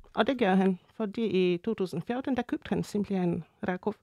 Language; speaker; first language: Danish; non-native, fluent; Polish